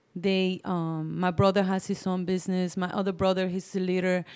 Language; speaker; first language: English; non-native, fluent; Spanish